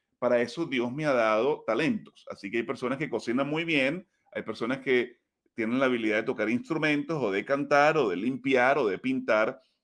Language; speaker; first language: Spanish; native; Spanish